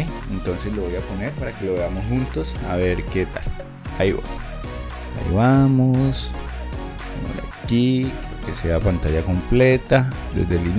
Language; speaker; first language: Spanish; native; Spanish